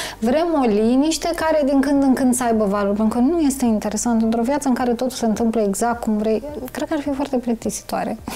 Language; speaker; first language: Romanian; native; Romanian